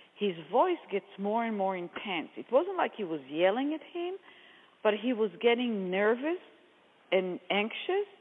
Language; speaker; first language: English; non-native, fluent; Hebrew